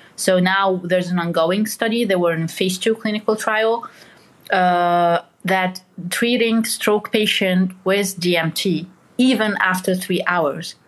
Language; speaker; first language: English; non-native, fluent; Arabic